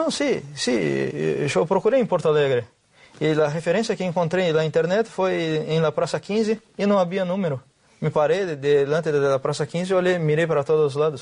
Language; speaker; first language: Spanish; non-native, learner; Portuguese